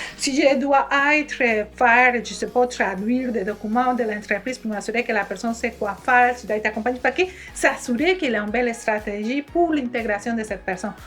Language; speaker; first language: French; non-native, fluent; Spanish